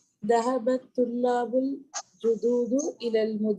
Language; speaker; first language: Arabic; non-native, learner; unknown